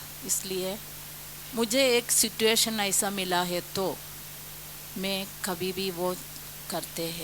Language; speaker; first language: Hindi; non-native, local second language; Malayalam